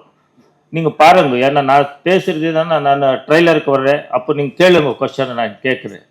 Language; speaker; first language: Tamil; non-native, learner; Kannada